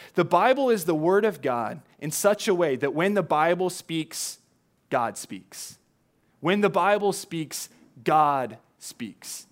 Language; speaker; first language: English; native; English